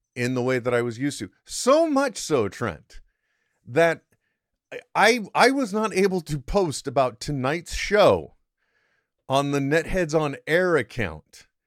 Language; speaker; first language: English; native; English